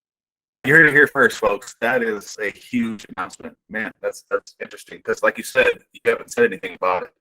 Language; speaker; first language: English; native; English